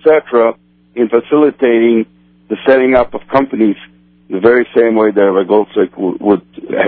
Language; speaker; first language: English; non-native, fluent; Portuguese